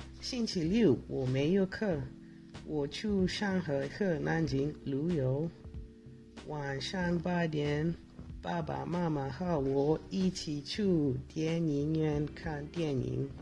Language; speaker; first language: Chinese; non-native, learner; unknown